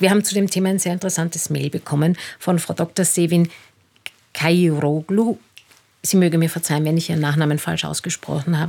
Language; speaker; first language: German; native; German